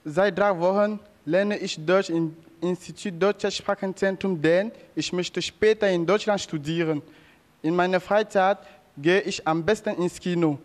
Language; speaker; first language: German; non-native, learner; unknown